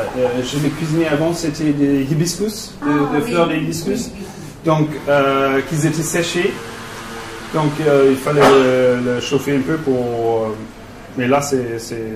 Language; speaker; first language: French; non-native, fluent; German